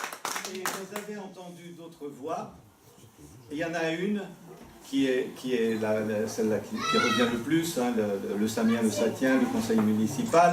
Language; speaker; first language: French; early bilingual, other home language; Italian